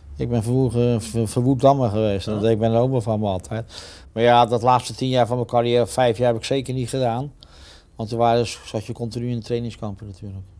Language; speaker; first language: Dutch; native; Dutch